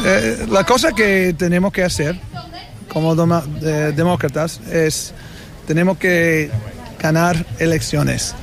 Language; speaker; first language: Spanish; non-native, fluent; English